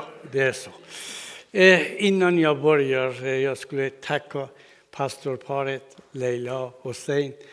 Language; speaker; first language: Swedish; non-native, learner; Persian